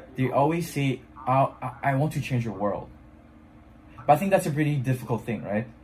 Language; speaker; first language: English; non-native, fluent; French